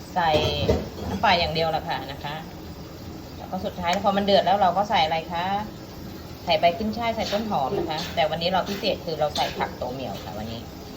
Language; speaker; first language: Thai; native; Thai